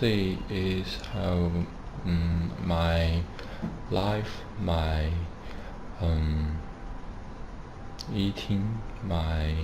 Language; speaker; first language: English; non-native, learner; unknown